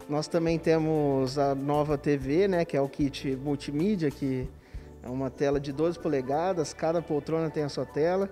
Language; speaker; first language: Portuguese; native; Portuguese